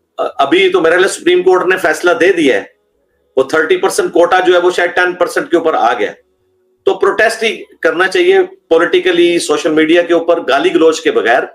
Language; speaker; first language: Urdu; non-native, local second language; Punjabi